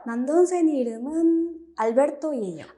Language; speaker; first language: Korean; non-native, fluent; Spanish